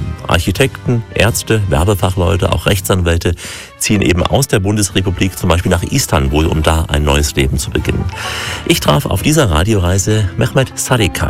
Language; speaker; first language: German; native; German